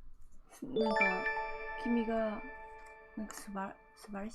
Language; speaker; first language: Japanese; non-native, learner; Vietnamese